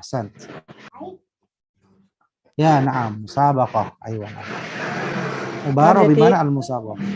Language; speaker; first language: Arabic; non-native, fluent; Indonesian